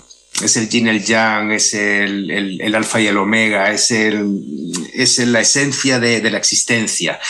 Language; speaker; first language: Spanish; native; Spanish